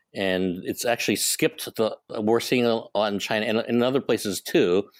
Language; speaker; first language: English; non-native, local second language; Cantonese